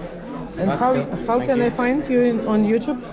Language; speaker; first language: English; non-native, learner; Russian